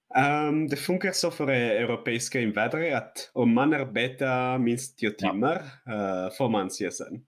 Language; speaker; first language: Swedish; non-native, learner; Italian